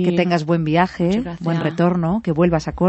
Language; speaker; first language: Spanish; native; Spanish